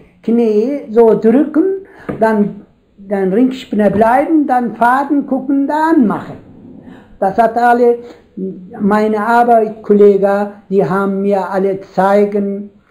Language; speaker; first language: German; non-native, learner; Turkish